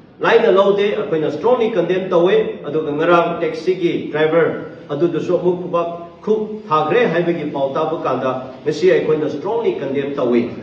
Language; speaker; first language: Manipuri; non-native, local second language; Tangkhul Naga (India)